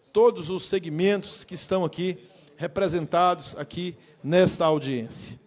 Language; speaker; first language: Portuguese; native; Portuguese